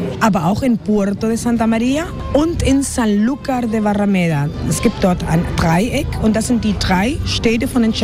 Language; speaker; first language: German; non-native, fluent; Spanish